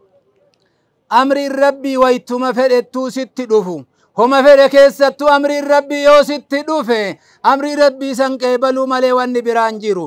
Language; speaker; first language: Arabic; non-native, fluent; Oromo